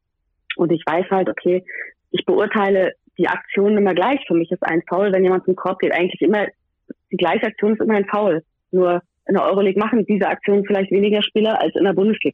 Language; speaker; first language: German; native; German